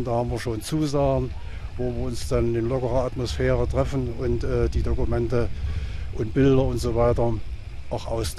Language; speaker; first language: German; native; German